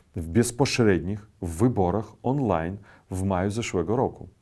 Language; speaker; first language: Polish; non-native, fluent; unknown